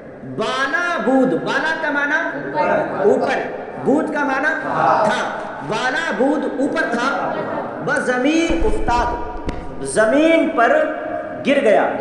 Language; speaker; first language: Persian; non-native, fluent; Urdu